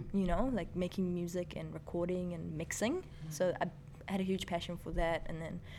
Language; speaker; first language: English; early bilingual, other home language; Persian